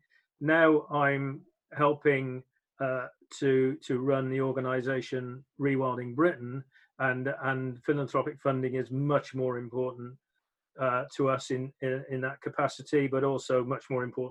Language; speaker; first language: English; native; English